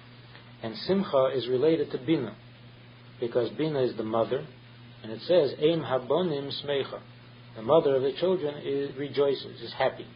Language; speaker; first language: English; native; English